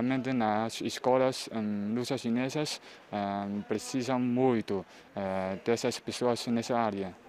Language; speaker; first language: Portuguese; non-native, local second language; Chinese